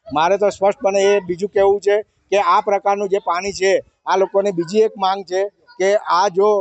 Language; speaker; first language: Gujarati; native; Gujarati